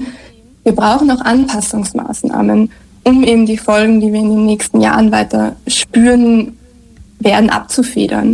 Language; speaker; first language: German; native; German